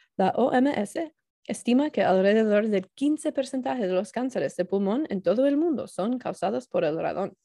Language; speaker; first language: Spanish; non-native, learner; English